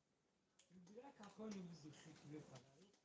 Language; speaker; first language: Russian; non-native, learner; Tajik